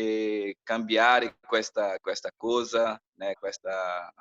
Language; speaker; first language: Italian; non-native, learner; Portuguese